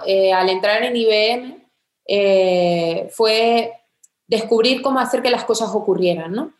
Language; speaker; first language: Spanish; native; Spanish